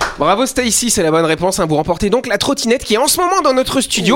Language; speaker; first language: French; native; French